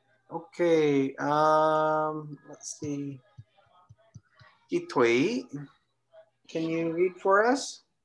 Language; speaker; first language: English; native; English